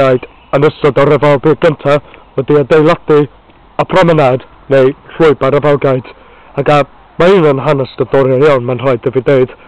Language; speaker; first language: Welsh; non-native, learner; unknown